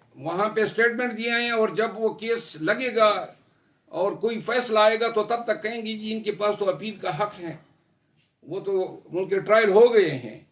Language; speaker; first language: Urdu; non-native, local second language; Pashto